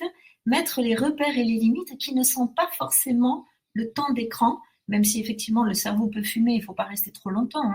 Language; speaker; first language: French; native; French